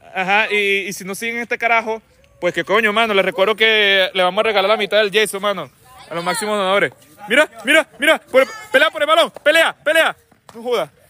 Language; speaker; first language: Spanish; native; Spanish